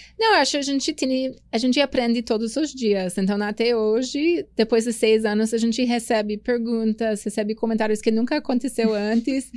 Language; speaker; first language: Portuguese; non-native, fluent; English